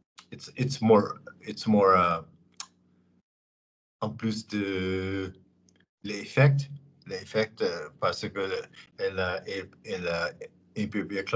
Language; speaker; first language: French; non-native, learner; English